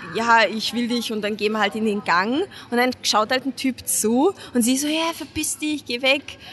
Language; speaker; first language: German; non-native, fluent; Hungarian